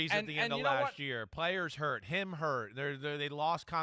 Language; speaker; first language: English; native; English